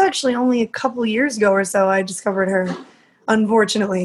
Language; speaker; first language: English; native; English